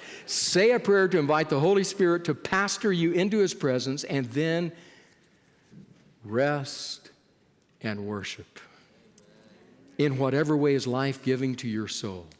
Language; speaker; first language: English; native; English